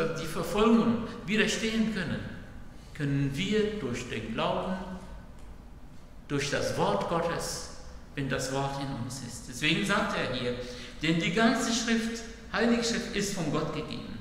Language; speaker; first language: German; non-native, fluent; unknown